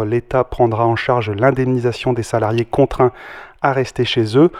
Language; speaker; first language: French; native; French